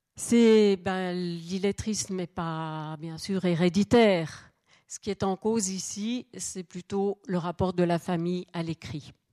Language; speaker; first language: French; native; French